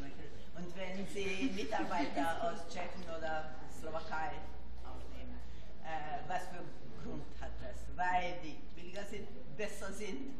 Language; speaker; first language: German; non-native, fluent; Hungarian